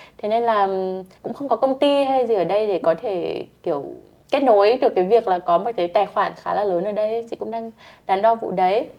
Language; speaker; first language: Vietnamese; native; Vietnamese